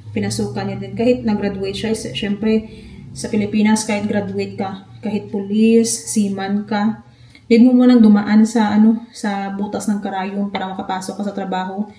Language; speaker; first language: Filipino; non-native, local second language; Hiligaynon